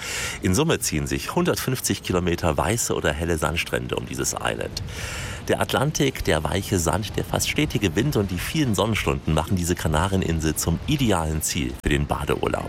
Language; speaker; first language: German; native; German